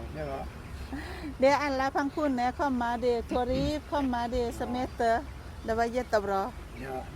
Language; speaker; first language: Swedish; non-native, learner; Thai